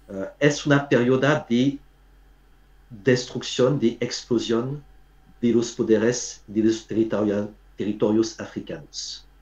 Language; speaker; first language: Spanish; non-native, fluent; French